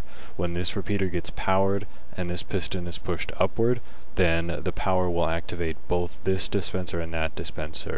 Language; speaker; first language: English; native; English